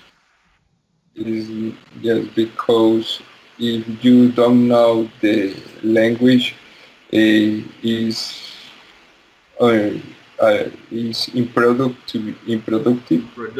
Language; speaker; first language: English; non-native, learner; Spanish